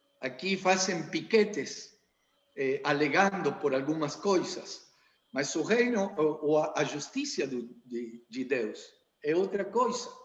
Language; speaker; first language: Portuguese; non-native, learner; Spanish